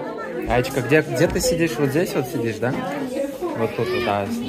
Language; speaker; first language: Russian; native; Russian